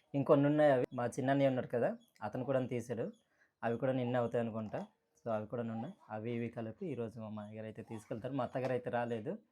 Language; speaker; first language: Telugu; non-native, local second language; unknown